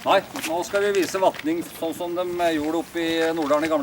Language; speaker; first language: Norwegian; native; Norwegian